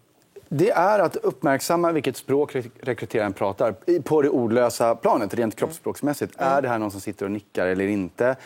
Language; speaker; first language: Swedish; native; Swedish